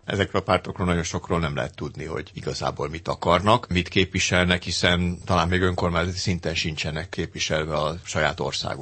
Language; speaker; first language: Hungarian; native; Hungarian